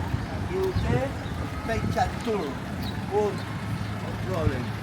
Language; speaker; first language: English; non-native, learner; Spanish